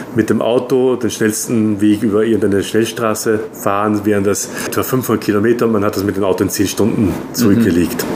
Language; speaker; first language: German; native; German